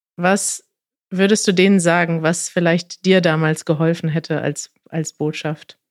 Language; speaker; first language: German; native; German